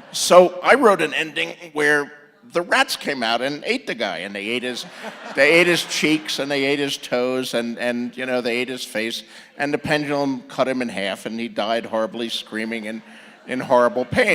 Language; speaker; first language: English; native; English